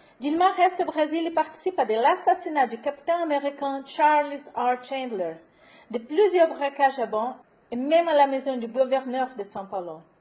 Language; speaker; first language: French; non-native, fluent; Portuguese